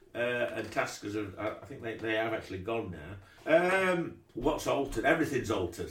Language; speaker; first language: English; native; English